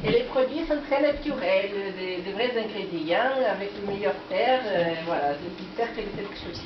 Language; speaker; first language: French; non-native, fluent; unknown